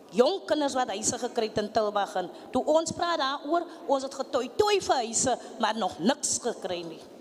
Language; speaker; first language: Afrikaans; native; Afrikaans